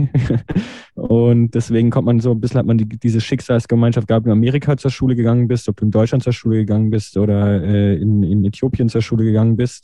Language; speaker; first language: German; native; German